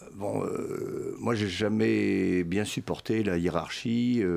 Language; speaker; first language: French; early bilingual, other home language; Swedish